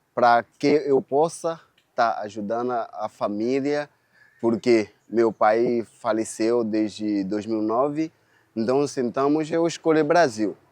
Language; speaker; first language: Portuguese; non-native, fluent; Haitian Creole